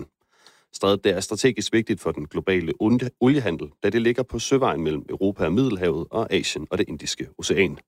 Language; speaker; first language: Danish; native; Danish